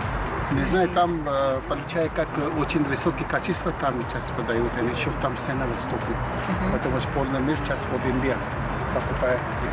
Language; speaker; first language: Russian; non-native, learner; Hindi